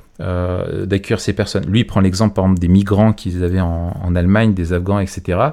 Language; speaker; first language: French; native; French